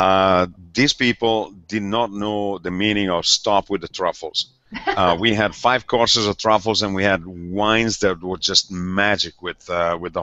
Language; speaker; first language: English; non-native, fluent; Italian